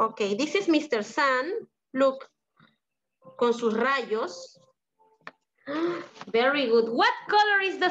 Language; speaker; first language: English; non-native, learner; Spanish